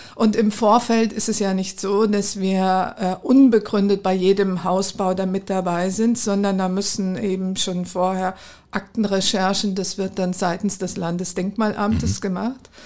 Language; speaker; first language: German; native; German